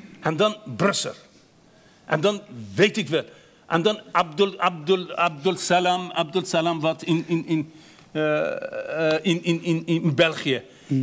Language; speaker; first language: Dutch; non-native, fluent; Persian